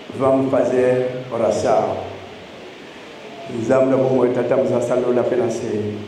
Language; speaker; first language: Portuguese; non-native, learner; Lingala